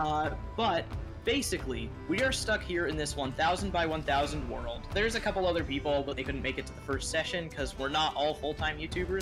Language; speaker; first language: English; native; English